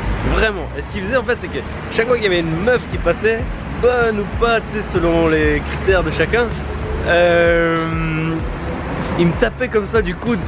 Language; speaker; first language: French; native; French